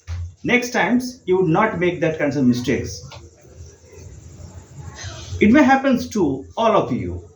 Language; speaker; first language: English; non-native, local second language; Bangla